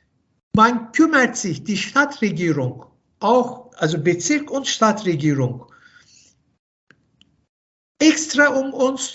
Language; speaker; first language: German; non-native, fluent; Turkish